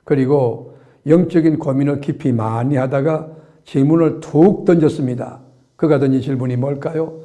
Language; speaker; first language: Korean; native; Korean